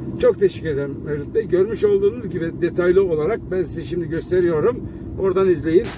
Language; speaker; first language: Turkish; native; Turkish